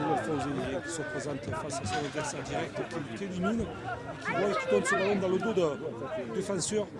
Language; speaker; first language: French; native; French